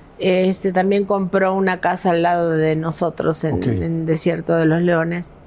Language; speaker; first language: Spanish; native; Spanish